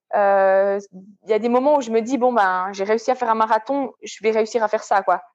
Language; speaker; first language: French; native; French